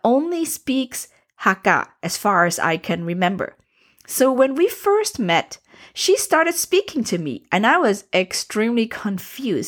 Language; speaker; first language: English; non-native, fluent; Cantonese